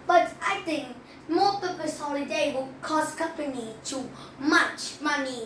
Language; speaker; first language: English; non-native, learner; Vietnamese